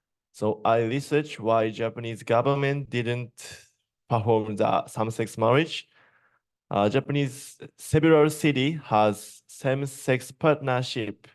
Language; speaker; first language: English; non-native, learner; Japanese